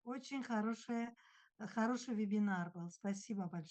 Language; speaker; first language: Russian; non-native, local second language; Tajik